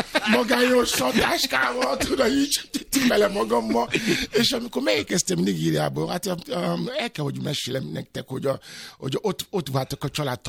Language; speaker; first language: Hungarian; non-native, fluent; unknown